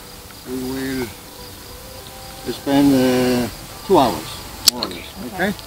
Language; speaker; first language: English; non-native, learner; Spanish